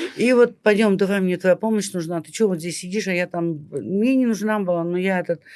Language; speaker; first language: Russian; native; Russian